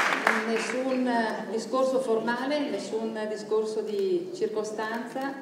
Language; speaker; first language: Italian; native; Italian